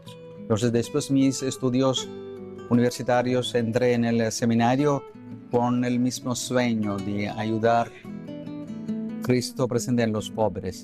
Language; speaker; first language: Spanish; non-native, fluent; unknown